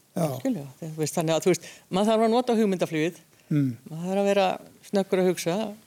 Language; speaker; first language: Icelandic; early bilingual, other home language; Hungarian